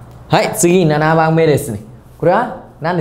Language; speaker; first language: Japanese; non-native, fluent; Vietnamese